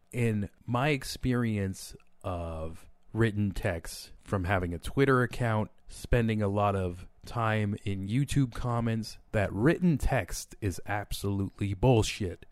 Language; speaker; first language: English; native; English